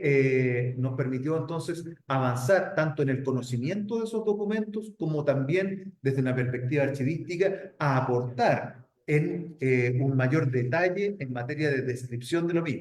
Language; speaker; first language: Spanish; native; Spanish